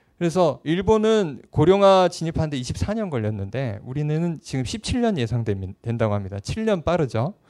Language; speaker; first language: Korean; native; Korean